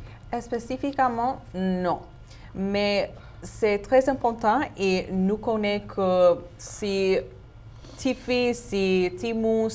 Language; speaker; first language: Haitian Creole; non-native, learner; English